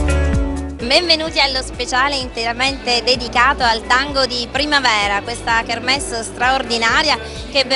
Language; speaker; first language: Italian; native; Italian